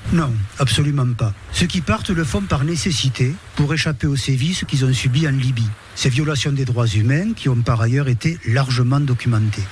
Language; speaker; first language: French; native; French